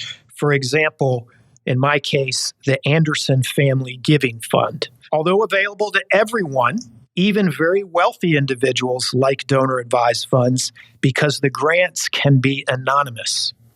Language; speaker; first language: English; native; English